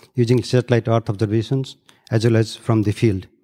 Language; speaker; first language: English; non-native, local second language; Nepali